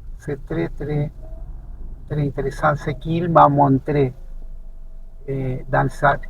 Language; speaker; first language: French; non-native, fluent; Spanish